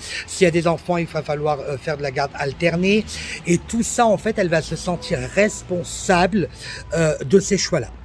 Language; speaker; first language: French; native; French